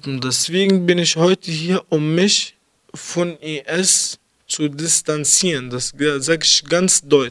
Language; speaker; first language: German; early bilingual, other home language; Arabic